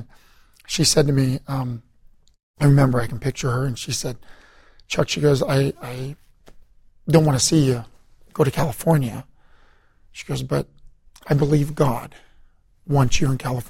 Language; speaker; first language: English; native; English